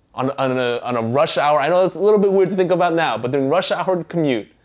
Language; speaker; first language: English; early bilingual, other home language; Korean